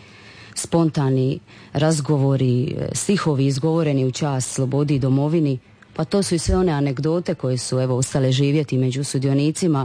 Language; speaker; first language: Serbian; native; Serbian